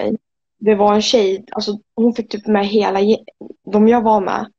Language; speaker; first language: Swedish; native; Swedish